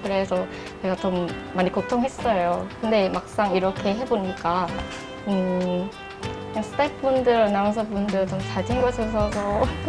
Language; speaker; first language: Korean; non-native, fluent; Vietnamese